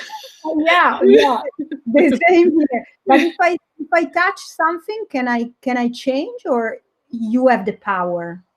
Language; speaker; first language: English; non-native, fluent; Italian